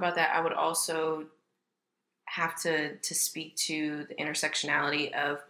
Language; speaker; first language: English; native; English